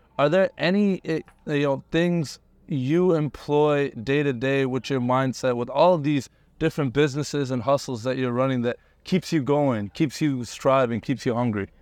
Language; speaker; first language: English; early bilingual, other home language; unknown